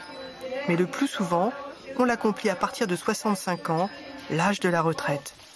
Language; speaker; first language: French; native; French